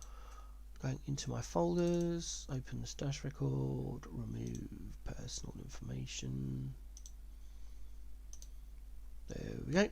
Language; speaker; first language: English; native; English